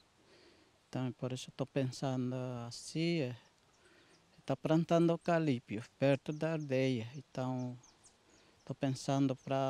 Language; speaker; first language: Portuguese; non-native, local second language; Guarani